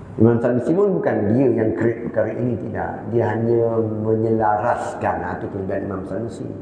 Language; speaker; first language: Malay; native; Malay